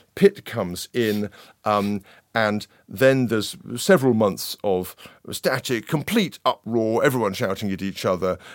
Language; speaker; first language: English; native; English